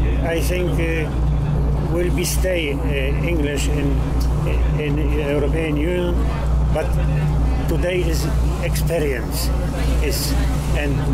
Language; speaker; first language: English; non-native, learner; Polish